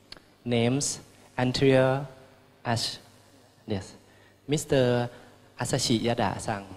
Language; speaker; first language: English; non-native, learner; Thai